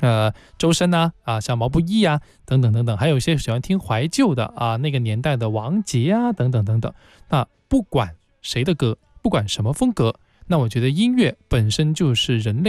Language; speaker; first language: Chinese; non-native, local second language; Cantonese